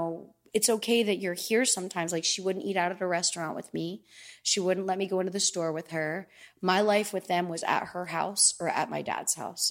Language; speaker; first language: English; native; English